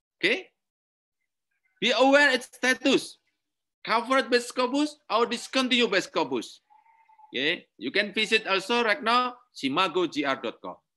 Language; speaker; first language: English; non-native, learner; Indonesian